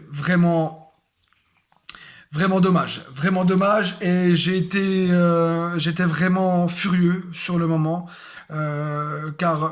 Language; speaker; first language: French; native; French